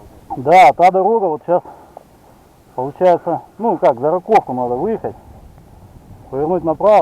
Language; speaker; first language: Russian; native; Russian